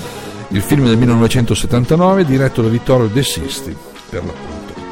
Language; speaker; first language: Italian; native; Italian